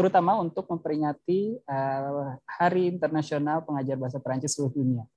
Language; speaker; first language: Indonesian; native; Indonesian